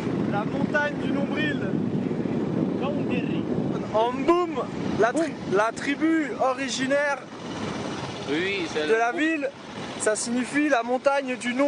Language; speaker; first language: French; native; French